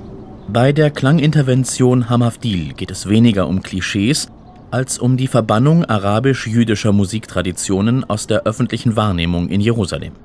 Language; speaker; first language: German; native; German